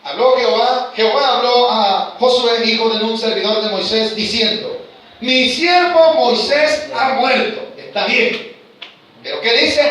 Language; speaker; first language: Spanish; native; Spanish